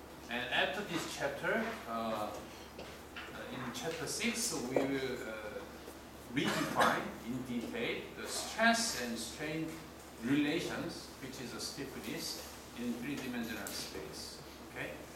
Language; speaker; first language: English; non-native, fluent; Korean